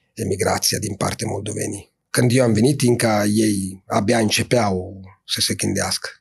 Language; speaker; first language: Romanian; non-native, fluent; Italian